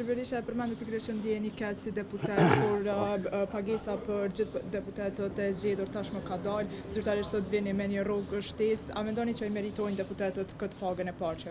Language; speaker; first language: Albanian; native; Albanian